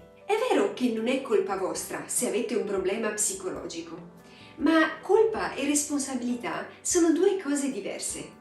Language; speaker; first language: Italian; native; Italian